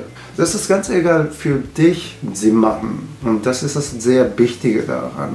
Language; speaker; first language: German; non-native, learner; Japanese